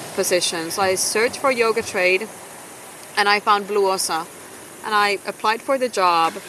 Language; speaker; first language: English; non-native, fluent; Finnish